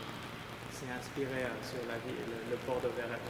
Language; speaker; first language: French; non-native, fluent; Spanish